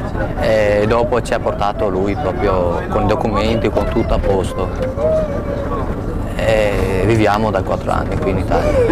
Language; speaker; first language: Italian; non-native, fluent; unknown